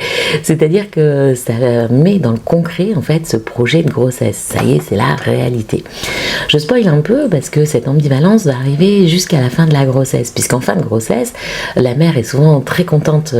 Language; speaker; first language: French; native; French